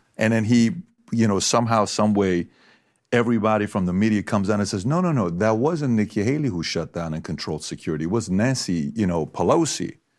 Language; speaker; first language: English; early bilingual, other home language; Persian